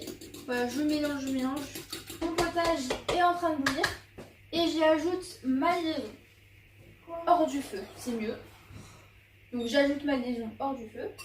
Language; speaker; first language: French; native; French